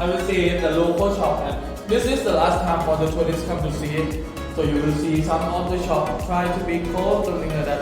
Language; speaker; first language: English; non-native, fluent; Thai